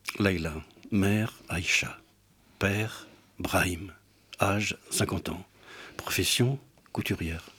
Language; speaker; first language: French; native; French